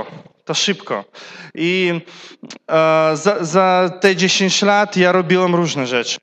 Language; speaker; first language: Polish; non-native, learner; Russian